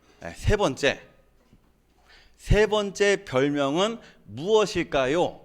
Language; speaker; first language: Korean; native; Korean